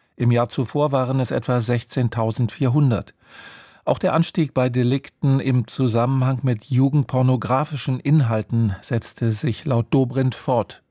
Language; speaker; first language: German; native; German